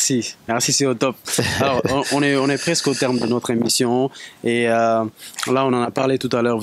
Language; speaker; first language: French; non-native, local second language; Wolof